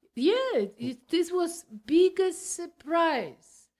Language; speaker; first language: English; non-native, learner; Polish